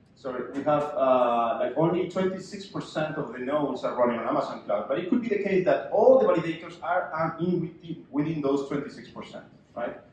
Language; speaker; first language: English; non-native, fluent; Spanish